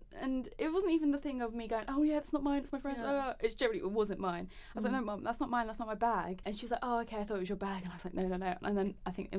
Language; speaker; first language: English; native; English